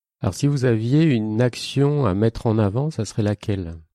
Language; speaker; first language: French; native; French